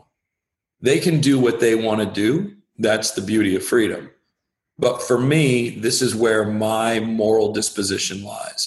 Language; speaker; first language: English; native; English